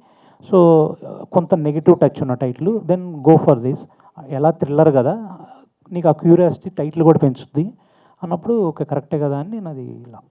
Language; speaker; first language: Telugu; native; Telugu